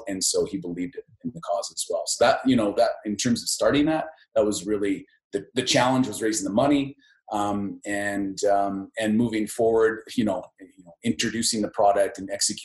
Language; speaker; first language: English; native; English